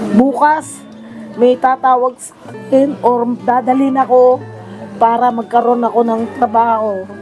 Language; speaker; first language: Filipino; native; Filipino